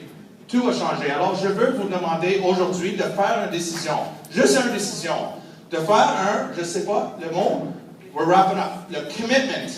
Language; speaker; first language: French; non-native, fluent; English